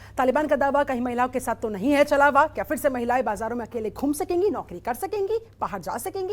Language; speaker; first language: Hindi; native; Hindi